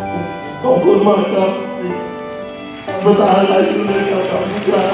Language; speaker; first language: Thai; non-native, fluent; Khmer